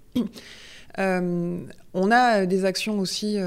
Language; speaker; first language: French; native; French